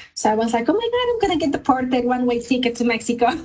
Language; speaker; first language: English; non-native, fluent; Spanish